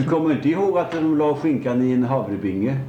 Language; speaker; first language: Swedish; native; Swedish